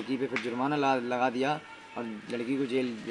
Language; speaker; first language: Hindi; native; Hindi